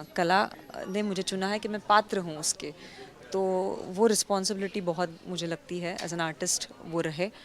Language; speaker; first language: Hindi; non-native, local second language; Marathi